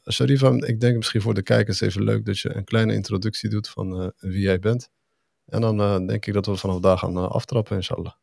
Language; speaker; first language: Dutch; early bilingual, other home language; Arabic